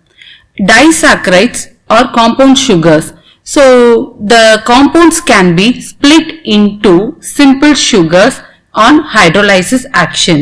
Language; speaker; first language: English; non-native, local second language; Tamil